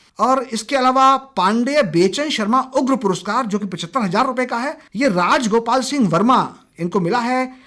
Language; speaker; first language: Hindi; native; Hindi